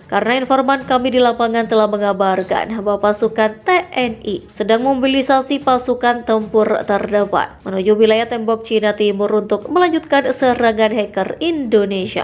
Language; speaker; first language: Indonesian; native; Indonesian